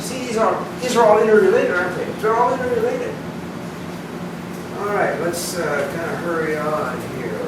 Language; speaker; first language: English; native; English